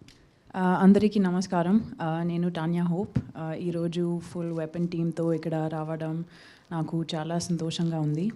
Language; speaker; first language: Telugu; non-native, learner; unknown